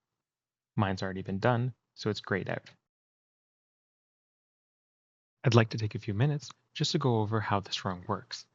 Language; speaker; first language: English; native; English